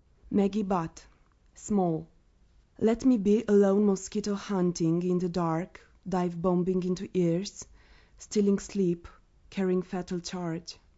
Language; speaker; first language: English; non-native, fluent; Romanian